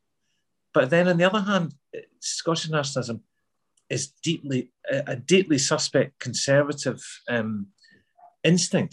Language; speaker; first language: English; native; English